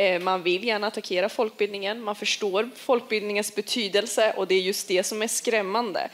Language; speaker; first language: Swedish; early bilingual, other home language; Persian